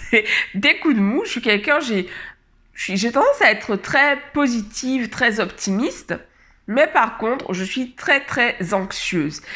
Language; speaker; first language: French; native; French